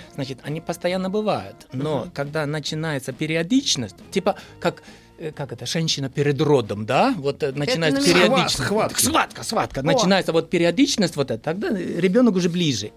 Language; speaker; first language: Russian; non-native, fluent; Icelandic